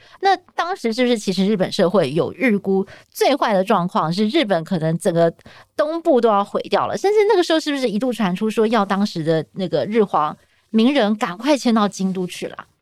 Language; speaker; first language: Chinese; native; Chinese